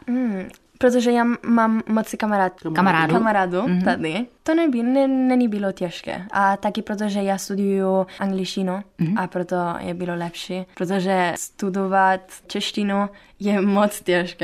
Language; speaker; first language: Czech; non-native, learner; Italian